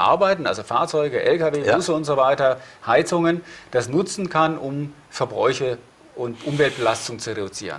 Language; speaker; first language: German; native; German